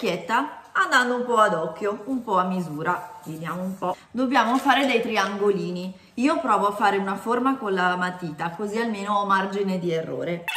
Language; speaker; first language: Italian; native; Italian